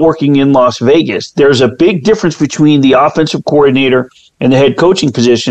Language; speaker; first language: English; native; English